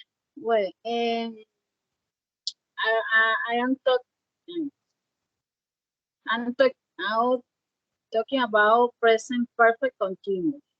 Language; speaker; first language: English; non-native, learner; Spanish